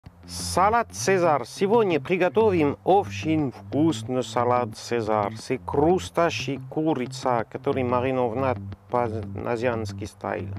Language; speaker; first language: Russian; non-native, learner; French